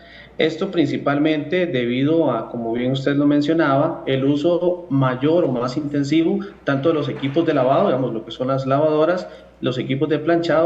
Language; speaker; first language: Spanish; native; Spanish